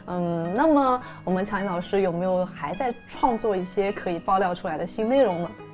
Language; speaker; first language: Chinese; native; Chinese